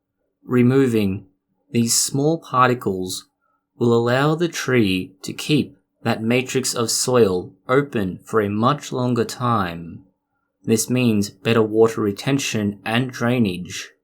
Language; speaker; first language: English; native; English